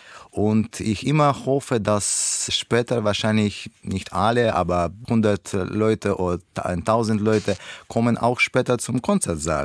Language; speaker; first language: German; non-native, learner; Russian